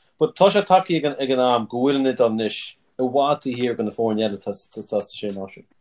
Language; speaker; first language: Irish; native; Irish